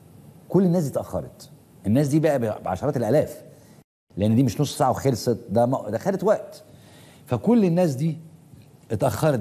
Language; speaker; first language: Arabic; native; Arabic